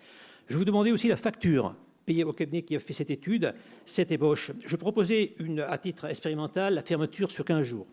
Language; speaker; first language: French; native; French